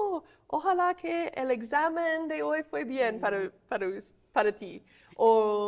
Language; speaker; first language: Spanish; non-native, fluent; English